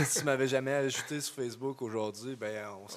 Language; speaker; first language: French; native; French